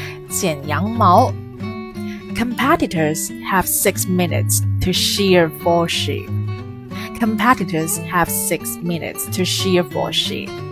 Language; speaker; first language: English; non-native, fluent; Chinese